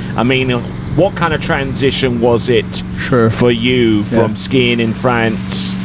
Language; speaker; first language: English; native; English